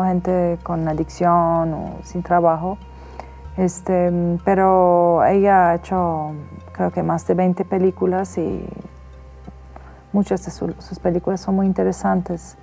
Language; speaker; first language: Spanish; non-native, fluent; Persian